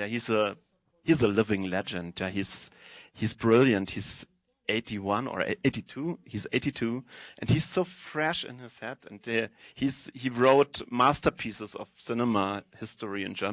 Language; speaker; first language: English; non-native, fluent; German